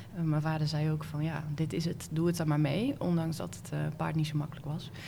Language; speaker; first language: Dutch; native; Dutch